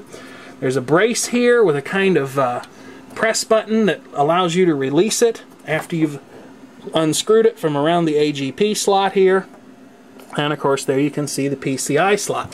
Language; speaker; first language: English; native; English